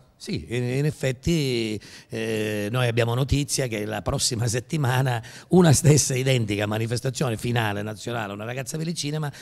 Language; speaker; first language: Italian; native; Italian